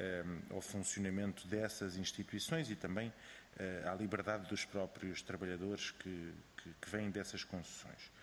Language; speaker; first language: Portuguese; native; Portuguese